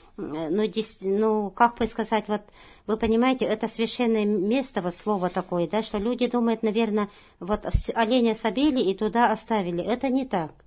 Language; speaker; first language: Russian; non-native, local second language; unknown